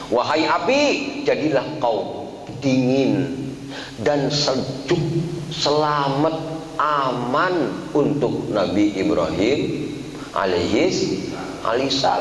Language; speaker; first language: Indonesian; native; Indonesian